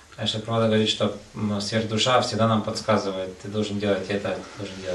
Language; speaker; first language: Russian; native; Russian